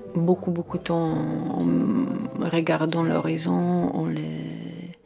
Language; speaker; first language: French; non-native, fluent; Croatian